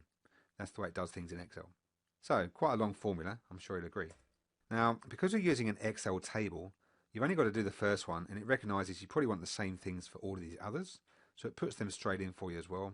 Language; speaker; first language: English; native; English